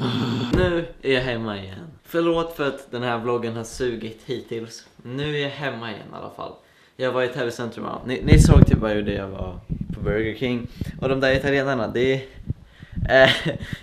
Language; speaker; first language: Swedish; native; Swedish